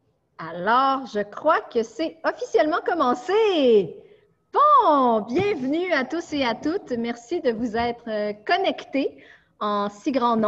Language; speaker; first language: French; native; French